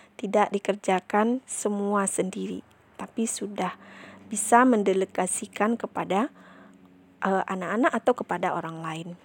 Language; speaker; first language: Indonesian; non-native, local second language; Minangkabau